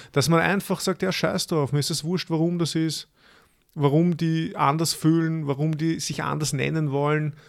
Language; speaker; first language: German; native; German